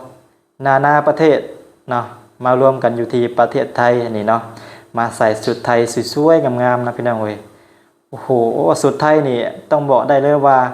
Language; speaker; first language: Thai; non-native, local second language; Northeastern Thai